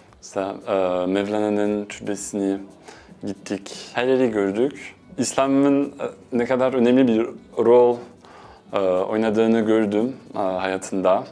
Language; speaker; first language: Turkish; non-native, fluent; French